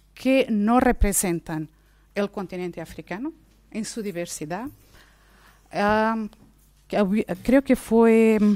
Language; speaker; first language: Spanish; non-native, fluent; Portuguese